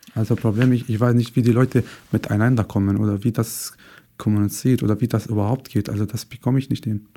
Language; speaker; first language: German; non-native, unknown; Arabic